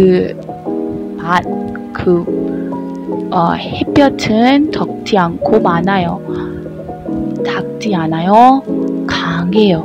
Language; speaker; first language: Korean; non-native, learner; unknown